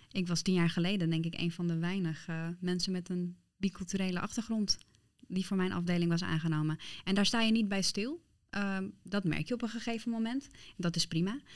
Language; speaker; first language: Dutch; early bilingual, other home language; Persian